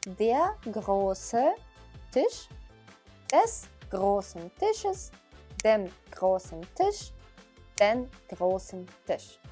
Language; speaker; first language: German; non-native, fluent; Ukrainian